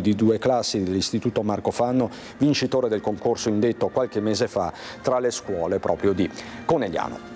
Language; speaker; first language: Italian; native; Italian